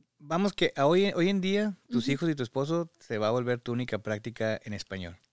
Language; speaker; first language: Spanish; native; Spanish